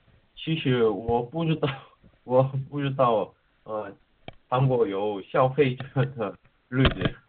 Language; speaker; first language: Chinese; non-native, learner; Korean